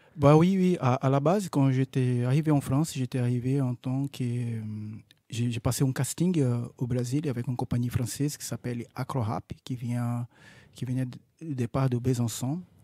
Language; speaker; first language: French; non-native, fluent; Portuguese